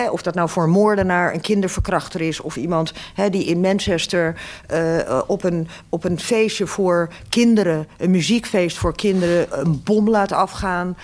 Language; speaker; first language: Dutch; early bilingual, other home language; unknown